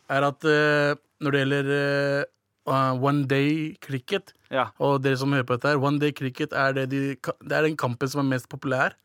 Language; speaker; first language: Norwegian; early bilingual, other home language; Urdu